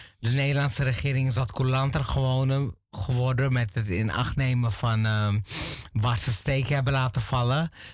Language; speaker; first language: Dutch; non-native, fluent; Tigrinya